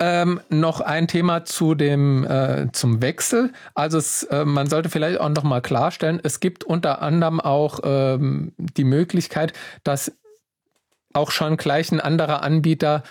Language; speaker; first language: German; native; German